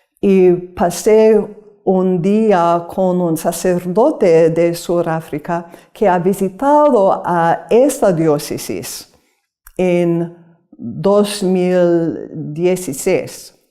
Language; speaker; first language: Spanish; non-native, learner; English